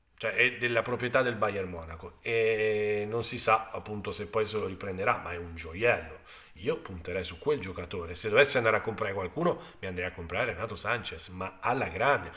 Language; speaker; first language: Italian; native; Italian